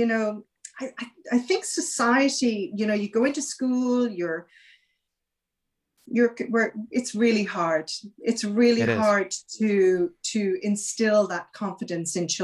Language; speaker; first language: English; native; English